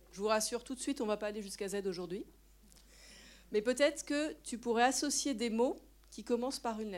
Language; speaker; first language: French; native; French